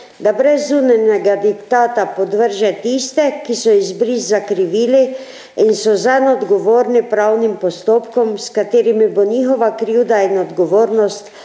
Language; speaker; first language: Slovenian; native; Slovenian